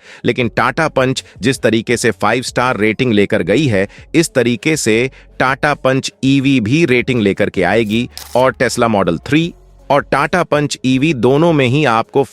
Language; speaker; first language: Hindi; native; Hindi